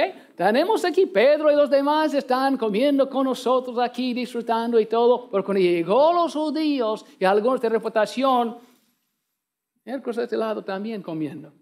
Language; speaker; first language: Spanish; non-native, learner; English